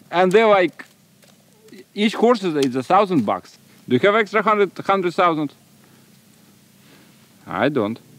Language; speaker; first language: English; non-native, fluent; Russian